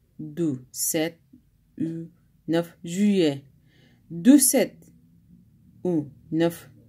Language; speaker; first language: French; non-native, learner; Arabic